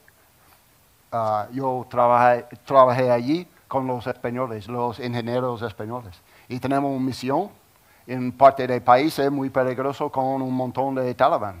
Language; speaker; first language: Spanish; non-native, learner; English